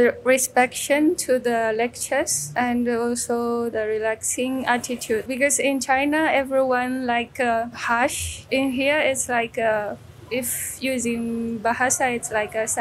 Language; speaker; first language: English; non-native, fluent; Chinese